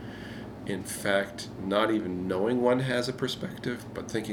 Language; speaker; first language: English; native; English